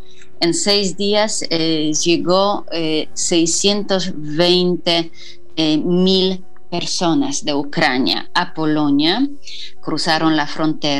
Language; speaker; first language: Spanish; non-native, fluent; Polish